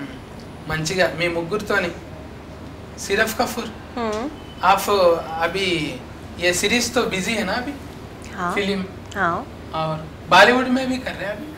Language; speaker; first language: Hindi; non-native, local second language; Telugu